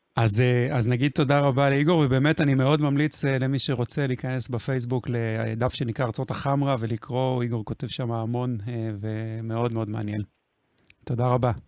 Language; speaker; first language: Hebrew; native; Hebrew